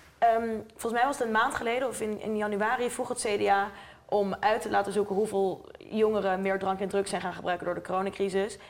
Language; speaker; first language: Dutch; native; Dutch